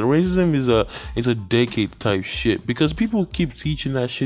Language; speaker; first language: English; non-native, local second language; Yoruba